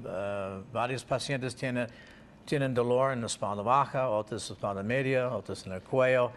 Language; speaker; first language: Spanish; non-native, learner; English